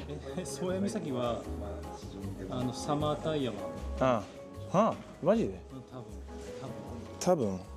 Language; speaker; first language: Japanese; non-native, learner; English